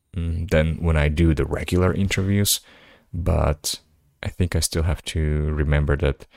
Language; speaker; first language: English; non-native, fluent; Slovak